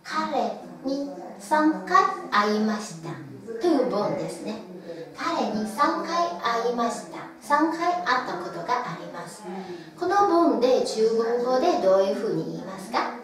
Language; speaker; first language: Japanese; non-native, fluent; Chinese